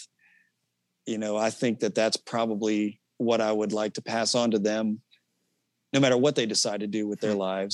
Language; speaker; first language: English; native; English